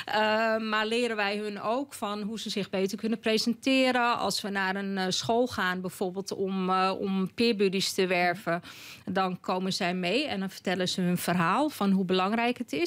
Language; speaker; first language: Dutch; native; Dutch